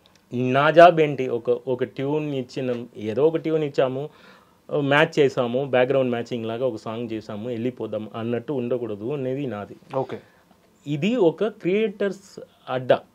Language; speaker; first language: Telugu; non-native, local second language; Tamil